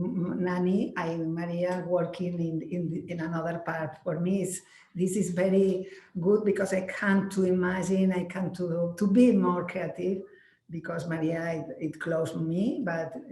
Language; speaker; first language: English; non-native, learner; Spanish